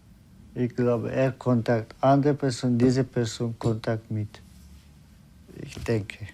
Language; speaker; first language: German; non-native, learner; Turkish